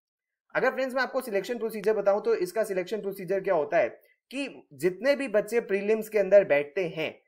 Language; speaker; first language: Hindi; native; Hindi